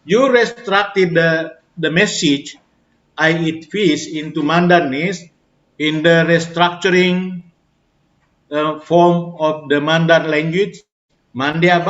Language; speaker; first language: English; non-native, fluent; Indonesian